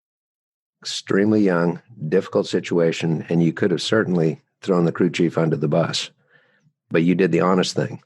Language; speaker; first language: English; native; English